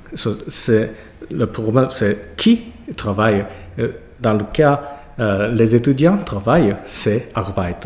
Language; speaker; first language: French; non-native, learner; Japanese